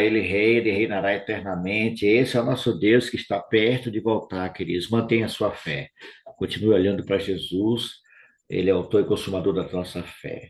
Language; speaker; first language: Portuguese; native; Portuguese